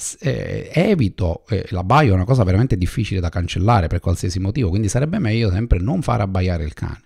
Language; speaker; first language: Italian; native; Italian